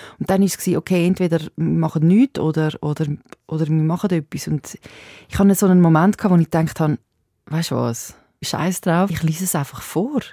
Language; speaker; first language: German; early bilingual, other home language; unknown